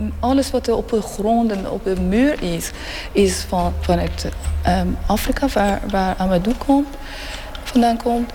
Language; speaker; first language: Dutch; non-native, learner; Persian